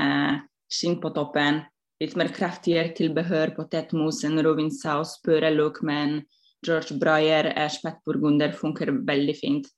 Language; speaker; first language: Norwegian; non-native, fluent; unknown